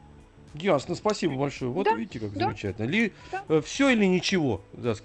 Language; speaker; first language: Russian; native; Russian